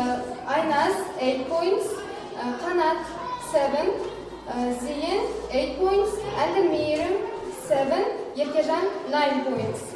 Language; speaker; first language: English; non-native, learner; Kazakh